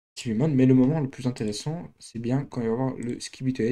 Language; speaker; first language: French; native; French